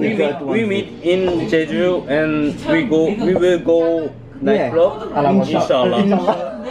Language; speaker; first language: English; non-native, learner; Korean